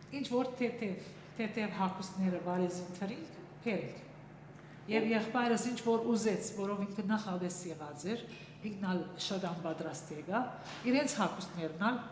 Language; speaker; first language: Armenian; early bilingual, heritage; Armenian